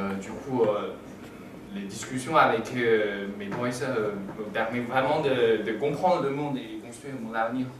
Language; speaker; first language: French; non-native, fluent; Chinese